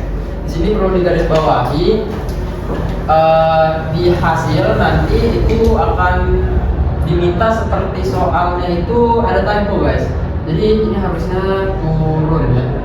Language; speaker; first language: Indonesian; native; Indonesian